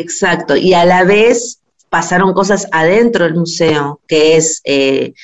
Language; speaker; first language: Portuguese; non-native, learner; Spanish